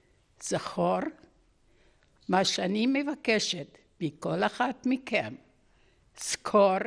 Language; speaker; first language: Hebrew; non-native, fluent; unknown